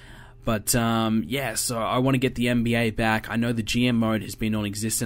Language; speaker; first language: English; native; English